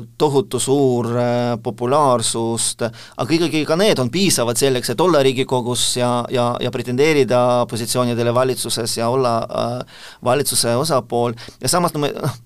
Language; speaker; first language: Estonian; non-native, local second language; Russian